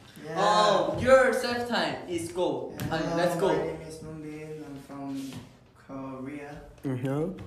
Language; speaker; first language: English; non-native, learner; Korean